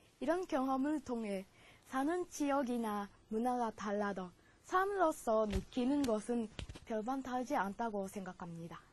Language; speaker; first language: Korean; non-native, learner; Japanese